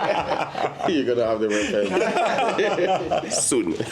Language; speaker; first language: English; non-native, fluent; French